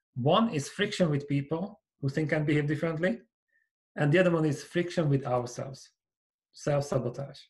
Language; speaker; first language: English; non-native, fluent; Hungarian